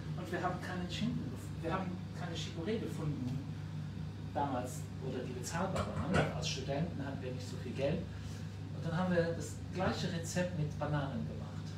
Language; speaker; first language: German; non-native, local second language; Luxembourgish